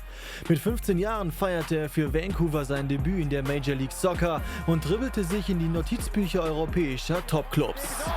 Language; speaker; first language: German; native; German